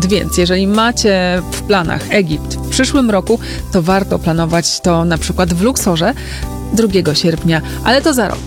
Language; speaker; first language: Polish; native; Polish